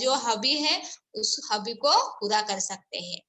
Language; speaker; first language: Hindi; non-native, local second language; Marathi